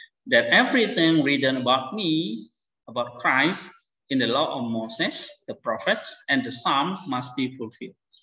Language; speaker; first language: English; non-native, fluent; Indonesian